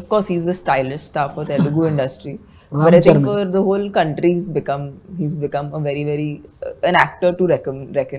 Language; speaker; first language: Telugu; non-native, fluent; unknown